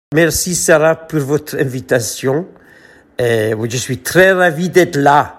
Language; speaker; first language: French; non-native, fluent; English